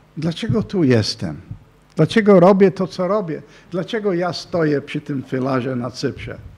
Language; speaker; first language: Polish; non-native, fluent; English